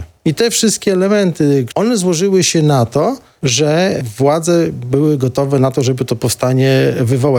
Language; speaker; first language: Polish; native; Polish